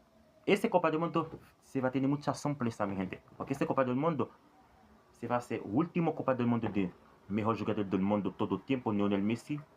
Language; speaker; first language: Spanish; non-native, learner; Haitian Creole